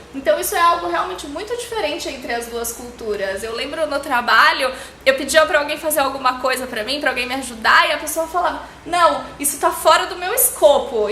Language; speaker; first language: Portuguese; native; Portuguese